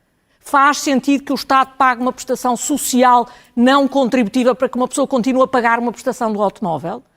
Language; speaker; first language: Portuguese; native; Portuguese